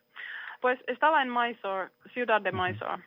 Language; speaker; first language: Spanish; non-native, learner; Finnish